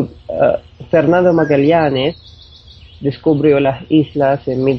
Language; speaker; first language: Spanish; non-native, fluent; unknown